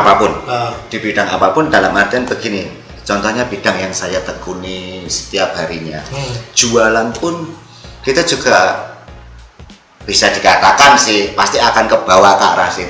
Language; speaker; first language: Indonesian; non-native, local second language; Javanese